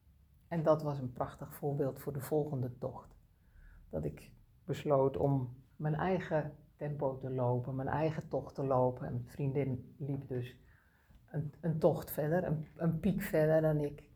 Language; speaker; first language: Dutch; native; Dutch